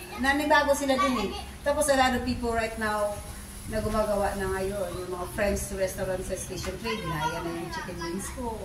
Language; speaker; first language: Filipino; non-native, local second language; Cebuano